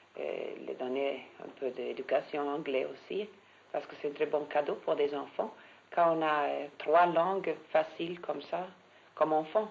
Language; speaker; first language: French; non-native, fluent; Swedish